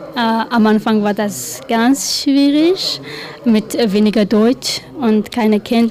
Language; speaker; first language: German; non-native, learner; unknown